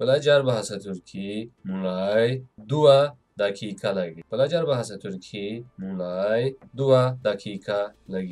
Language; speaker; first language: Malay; non-native, learner; Turkish